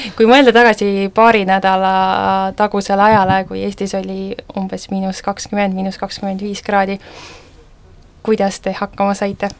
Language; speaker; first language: Estonian; native; Estonian